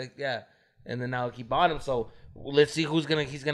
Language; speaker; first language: English; early bilingual, other home language; Spanish